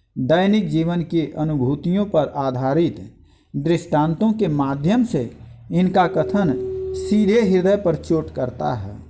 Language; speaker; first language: Hindi; native; Hindi